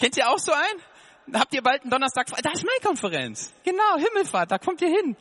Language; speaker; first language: German; native; German